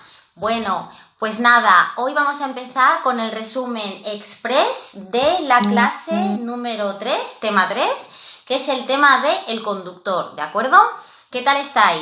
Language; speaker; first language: Spanish; native; Spanish